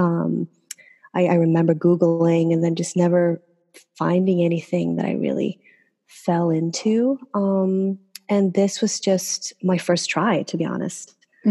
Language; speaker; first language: English; non-native, fluent; Swedish